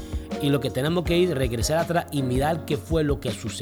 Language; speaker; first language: Spanish; early bilingual, heritage; Spanish